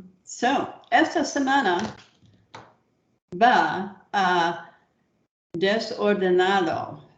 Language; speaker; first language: Spanish; non-native, learner; English